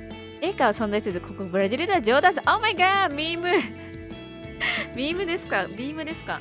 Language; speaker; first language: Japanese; native; Japanese